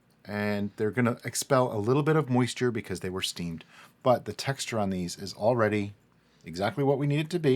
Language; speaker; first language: English; native; English